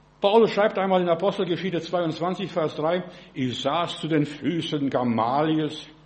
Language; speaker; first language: German; non-native, fluent; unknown